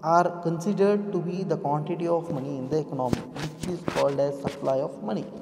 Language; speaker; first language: English; non-native, local second language; Kannada